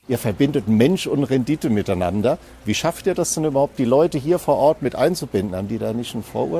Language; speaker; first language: German; native; German